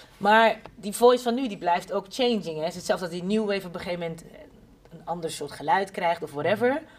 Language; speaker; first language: Dutch; native; Dutch